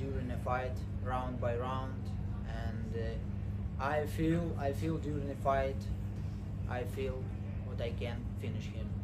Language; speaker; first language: English; non-native, learner; Ukrainian